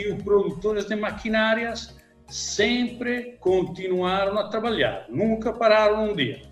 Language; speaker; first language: Portuguese; non-native, learner; Italian